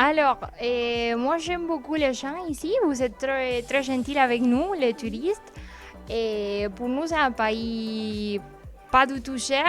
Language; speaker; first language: French; non-native, fluent; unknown